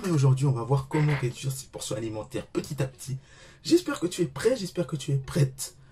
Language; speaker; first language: French; native; French